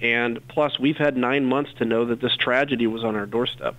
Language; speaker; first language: English; native; English